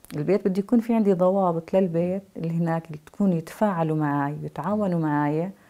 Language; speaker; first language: Arabic; native; Arabic